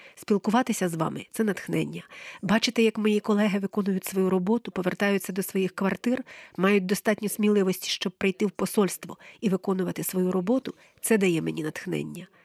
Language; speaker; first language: Ukrainian; non-native, fluent; English